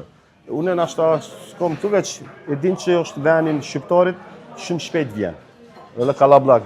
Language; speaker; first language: Albanian; early bilingual, heritage; Turkish